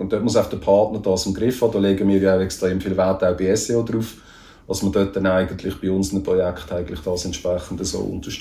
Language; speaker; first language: German; native; German